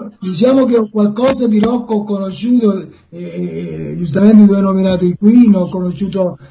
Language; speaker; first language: Italian; non-native, fluent; Spanish